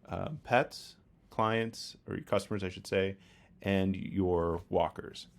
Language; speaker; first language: English; native; English